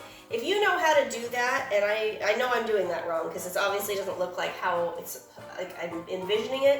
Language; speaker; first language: English; native; English